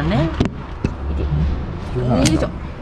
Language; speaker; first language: Japanese; native; Japanese